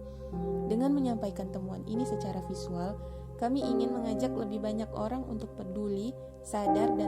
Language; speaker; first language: Indonesian; native; Indonesian